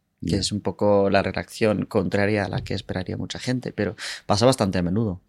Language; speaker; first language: Spanish; non-native, fluent; English